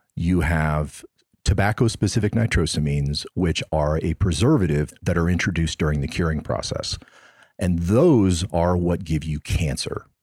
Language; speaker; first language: English; native; English